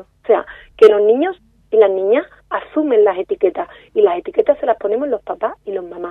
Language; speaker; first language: Spanish; native; Spanish